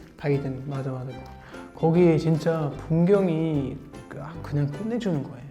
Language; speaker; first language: Korean; non-native, fluent; German